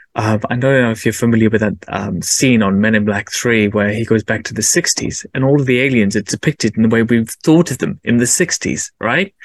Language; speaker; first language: English; native; English